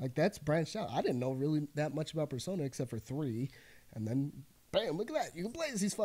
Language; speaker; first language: English; native; English